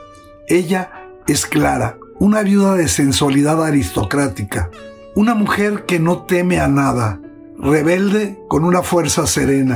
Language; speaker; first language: Spanish; native; Spanish